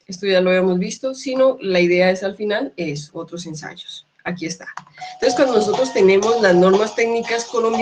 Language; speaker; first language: Spanish; native; Spanish